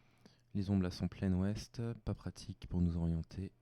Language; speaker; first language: French; native; French